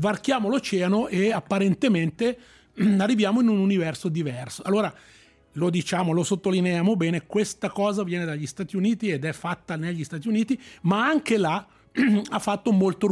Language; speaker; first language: Italian; native; Italian